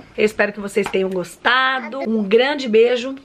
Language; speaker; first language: Portuguese; native; Portuguese